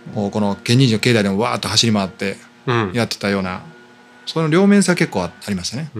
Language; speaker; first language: Japanese; native; Japanese